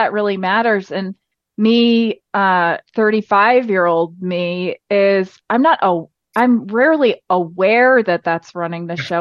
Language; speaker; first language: English; native; English